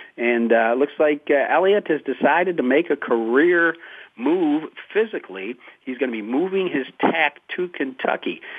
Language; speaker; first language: English; native; English